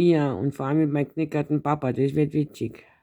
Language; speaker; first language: German; native; German